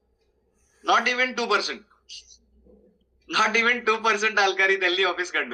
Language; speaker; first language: Malayalam; non-native, fluent; Hindi